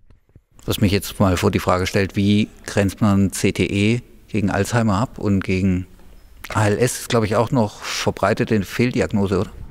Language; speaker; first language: German; native; German